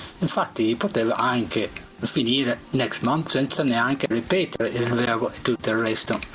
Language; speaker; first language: Italian; non-native, fluent; English